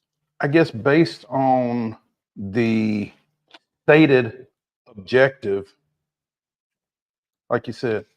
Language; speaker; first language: English; native; English